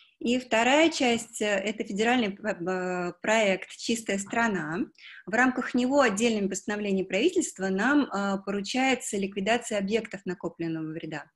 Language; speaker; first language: Russian; native; Russian